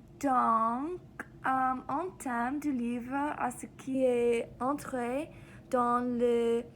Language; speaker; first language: French; non-native, learner; English